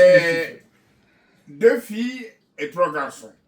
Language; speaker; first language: French; non-native, local second language; Kongo